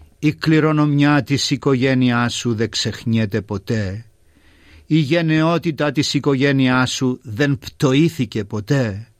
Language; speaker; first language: Greek; native; Greek